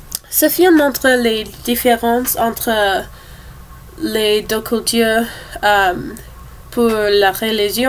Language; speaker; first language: French; non-native, learner; English